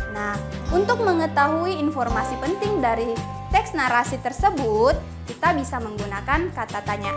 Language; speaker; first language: Indonesian; native; Indonesian